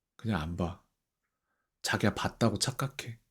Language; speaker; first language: Korean; native; Korean